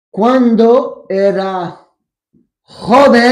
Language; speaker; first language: Spanish; non-native, fluent; French